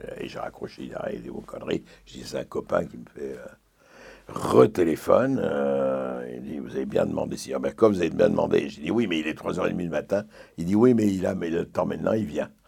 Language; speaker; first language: French; native; French